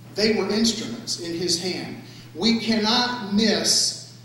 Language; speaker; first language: English; native; English